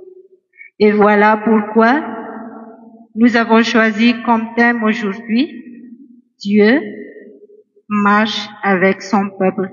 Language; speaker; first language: French; non-native, local second language; Malagasy